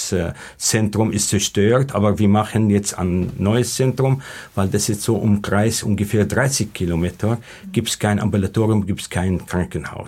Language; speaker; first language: German; non-native, learner; Arabic